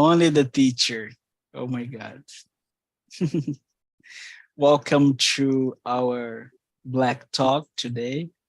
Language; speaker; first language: English; non-native, fluent; Portuguese